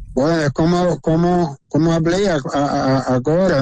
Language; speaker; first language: Spanish; non-native, learner; Portuguese